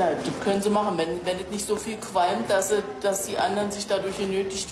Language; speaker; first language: German; native; German